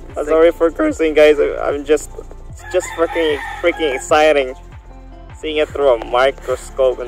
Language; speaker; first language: English; non-native, local second language; Filipino